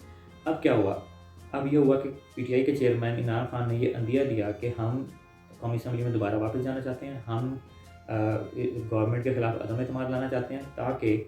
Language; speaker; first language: Urdu; native; Urdu